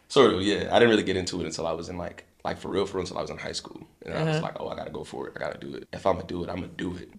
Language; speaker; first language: English; native; English